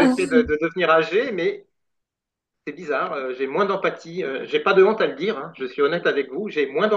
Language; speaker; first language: French; native; French